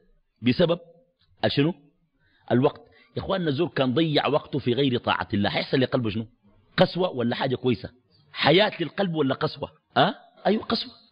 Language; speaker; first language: Arabic; native; Arabic